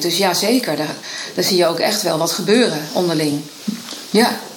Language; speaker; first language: Dutch; native; Dutch